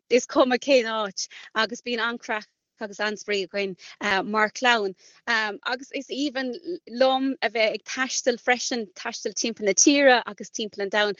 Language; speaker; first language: Irish; non-native, local second language; English